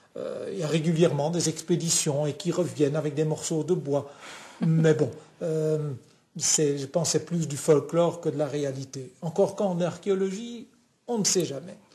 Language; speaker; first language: French; non-native, local second language; Dutch